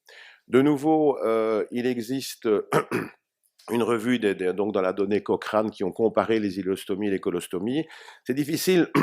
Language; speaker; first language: French; native; French